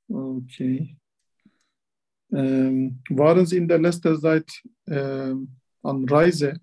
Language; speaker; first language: German; non-native, learner; Turkish